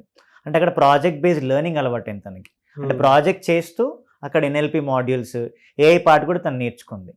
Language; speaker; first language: Telugu; native; Telugu